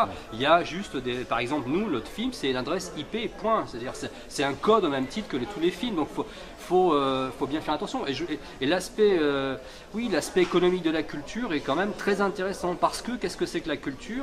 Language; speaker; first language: French; native; French